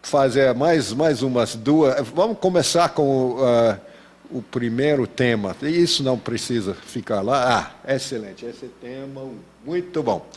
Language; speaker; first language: Portuguese; non-native, fluent; English